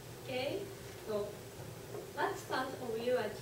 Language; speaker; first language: English; non-native, learner; Japanese